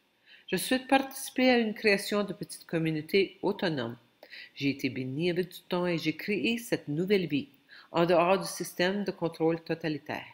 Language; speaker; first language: French; non-native, local second language; Ukrainian